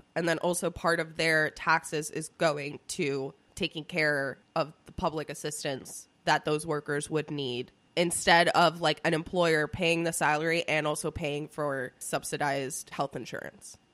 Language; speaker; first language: English; early bilingual, other home language; Spanish